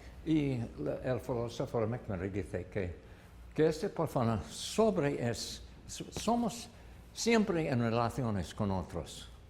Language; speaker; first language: Spanish; non-native, learner; English